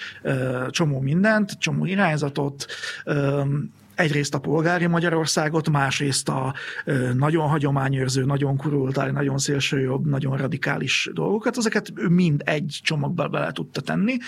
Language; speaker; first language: Hungarian; native; Hungarian